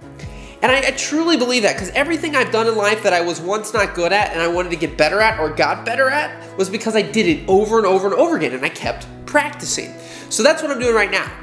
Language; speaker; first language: English; native; English